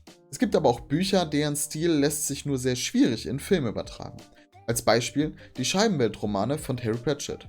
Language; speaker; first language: German; native; German